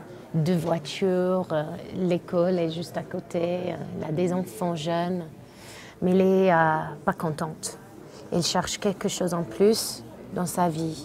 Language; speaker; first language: French; non-native, learner; English